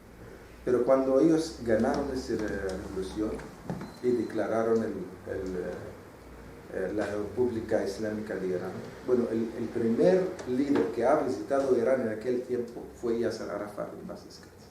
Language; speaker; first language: Spanish; non-native, fluent; Arabic